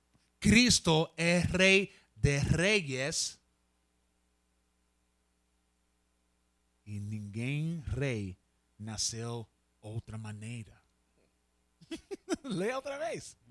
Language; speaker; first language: Portuguese; non-native, learner; Spanish